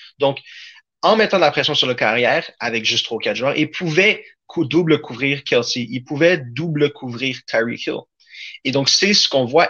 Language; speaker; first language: French; native; French